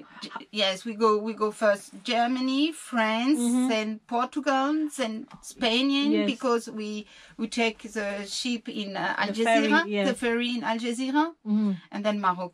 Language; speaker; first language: English; non-native, learner; French